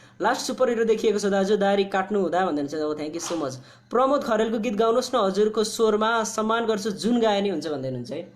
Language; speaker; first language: Nepali; native; Nepali